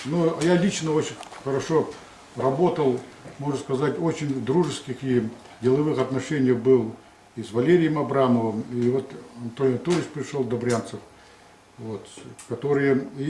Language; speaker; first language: Russian; non-native, local second language; Yakut